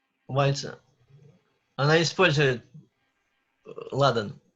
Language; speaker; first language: Russian; native; Russian